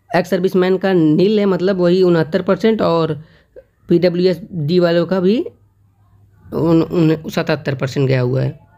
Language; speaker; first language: Hindi; native; Hindi